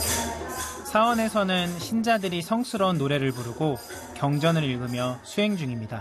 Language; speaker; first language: Korean; native; Korean